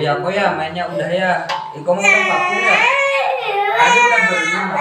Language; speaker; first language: Indonesian; native; Indonesian